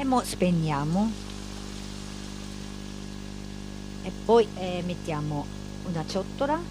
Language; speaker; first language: Italian; non-native, learner; Japanese